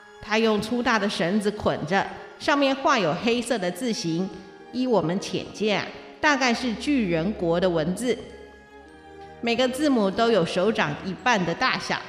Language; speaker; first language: Chinese; native; Chinese